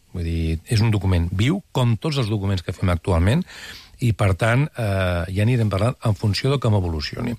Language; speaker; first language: Catalan; native; Catalan